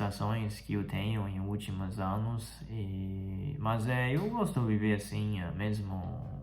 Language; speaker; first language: Portuguese; non-native, fluent; Chinese